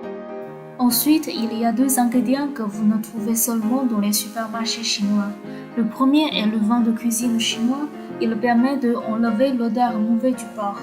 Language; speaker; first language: French; non-native, fluent; Chinese